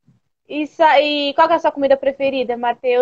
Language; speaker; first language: Portuguese; native; Portuguese